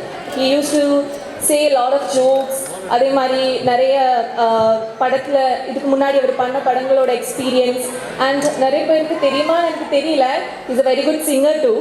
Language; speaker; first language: Tamil; non-native, fluent; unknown